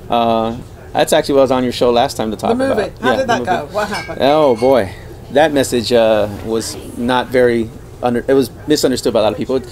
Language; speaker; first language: English; native; English